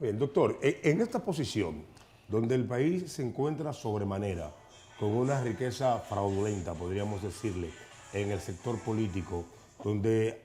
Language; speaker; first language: Spanish; native; Spanish